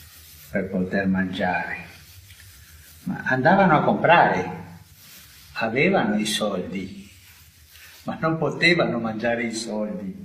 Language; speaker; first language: Italian; non-native, fluent; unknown